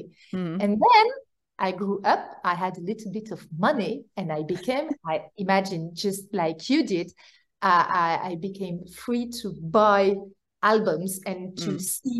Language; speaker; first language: English; non-native, fluent; French